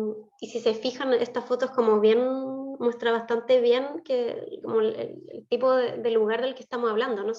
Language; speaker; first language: Spanish; native; Spanish